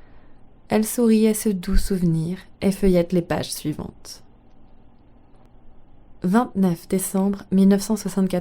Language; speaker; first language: French; native; French